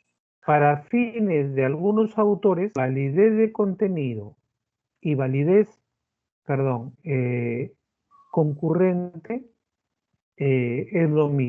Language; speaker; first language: Spanish; native; Spanish